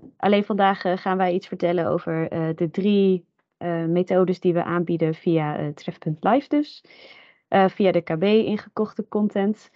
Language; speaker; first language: Dutch; native; Dutch